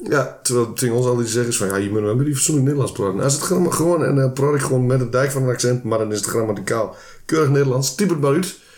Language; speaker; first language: Dutch; native; Dutch